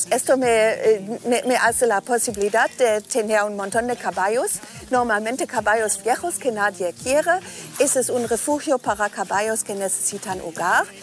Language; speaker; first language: Spanish; non-native, fluent; German